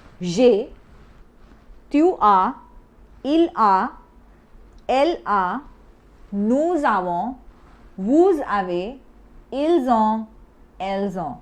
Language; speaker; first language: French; non-native, fluent; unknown